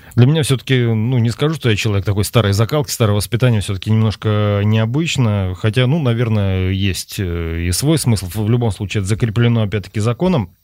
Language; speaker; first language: Russian; native; Russian